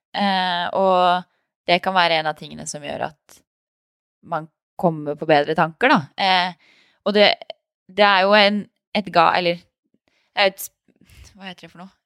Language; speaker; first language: Norwegian; native; Norwegian